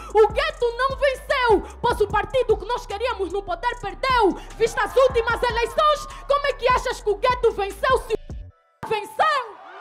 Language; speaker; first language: Portuguese; native; Portuguese